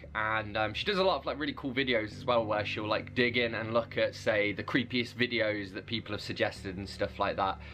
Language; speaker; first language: English; native; English